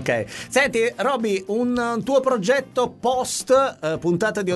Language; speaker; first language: Italian; native; Italian